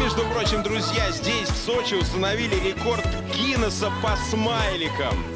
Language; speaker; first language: Russian; native; Russian